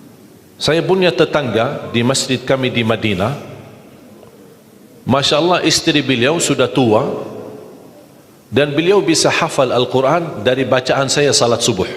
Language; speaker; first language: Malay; non-native, fluent; Arabic